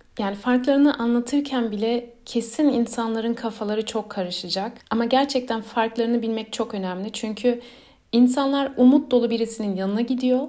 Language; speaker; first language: Turkish; early bilingual, heritage; Turkish